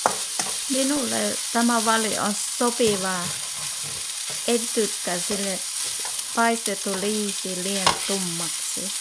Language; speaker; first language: Finnish; non-native, learner; Thai